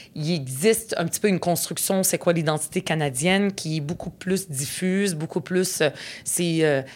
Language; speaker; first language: French; early bilingual, other home language; Arabic